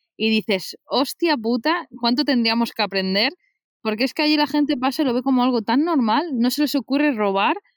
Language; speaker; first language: Spanish; native; Spanish